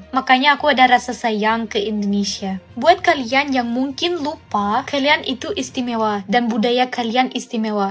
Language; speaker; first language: Indonesian; non-native, fluent; German